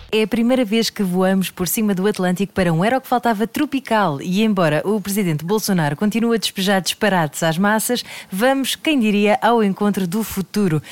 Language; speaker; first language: Portuguese; native; Portuguese